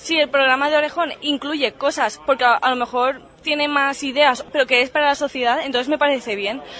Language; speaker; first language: Spanish; native; Spanish